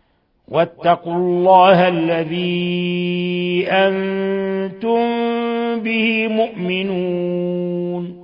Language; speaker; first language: Arabic; native; Arabic